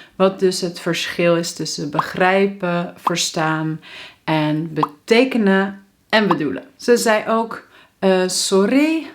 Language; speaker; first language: Dutch; native; Dutch